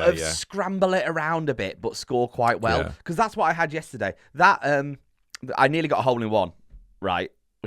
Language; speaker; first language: English; native; English